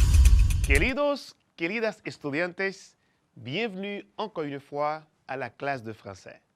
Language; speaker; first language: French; non-native, fluent; Spanish